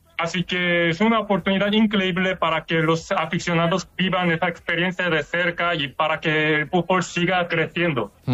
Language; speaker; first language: Spanish; non-native, fluent; Korean